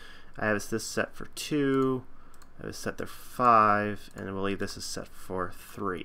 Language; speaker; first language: English; native; English